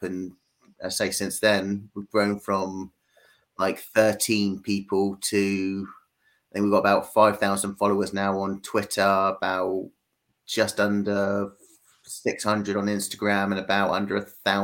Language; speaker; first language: English; native; English